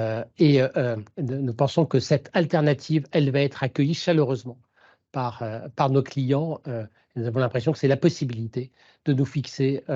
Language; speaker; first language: French; native; French